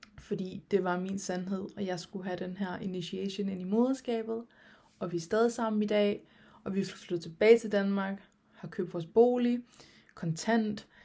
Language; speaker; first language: Danish; native; Danish